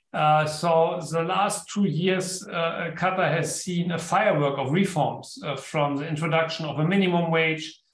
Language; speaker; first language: English; non-native, fluent; German